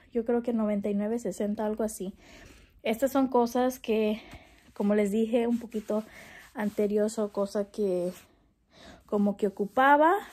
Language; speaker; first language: Spanish; early bilingual, heritage; Spanish